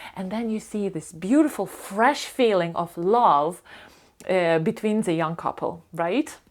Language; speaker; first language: English; non-native, fluent; Ukrainian